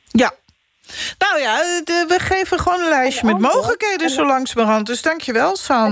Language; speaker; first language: Dutch; native; Dutch